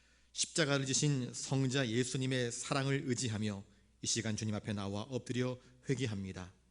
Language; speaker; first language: Korean; native; Korean